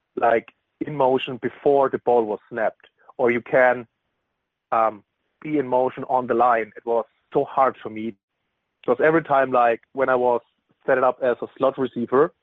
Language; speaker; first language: English; non-native, fluent; German